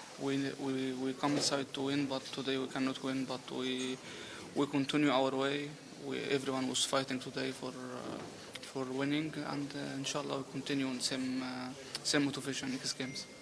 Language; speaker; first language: English; non-native, learner; Arabic